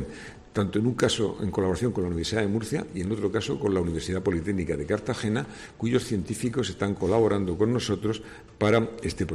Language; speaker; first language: Spanish; native; Spanish